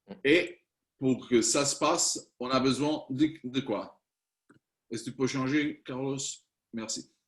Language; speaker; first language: French; non-native, learner; Spanish